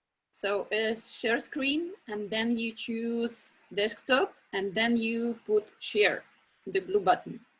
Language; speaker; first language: English; non-native, learner; Russian